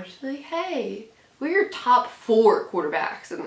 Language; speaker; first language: English; native; English